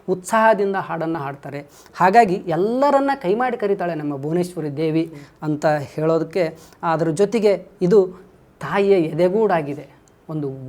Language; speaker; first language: Kannada; native; Kannada